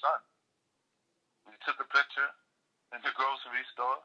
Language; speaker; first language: English; native; English